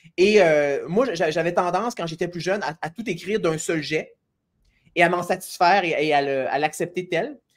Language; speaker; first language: French; native; French